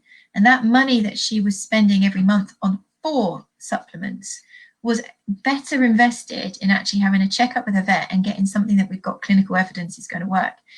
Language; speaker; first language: English; native; English